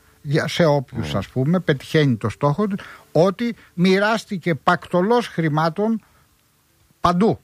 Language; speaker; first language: Greek; native; Greek